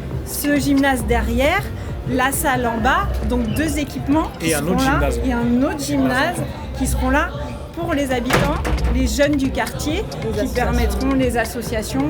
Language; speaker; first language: French; native; French